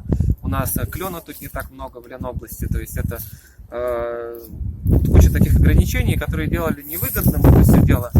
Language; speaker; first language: Russian; native; Russian